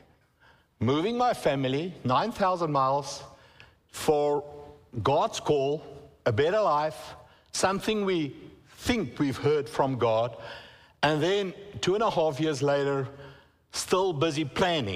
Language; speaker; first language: English; non-native, local second language; Afrikaans